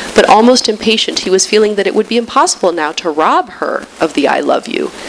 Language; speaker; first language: English; early bilingual, other home language; Spanish